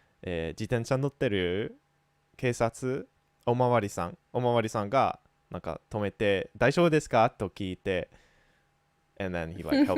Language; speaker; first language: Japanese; non-native, fluent; English